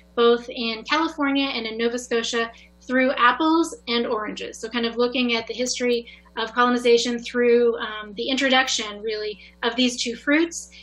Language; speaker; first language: English; native; English